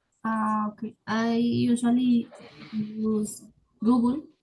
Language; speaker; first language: English; non-native, learner; Spanish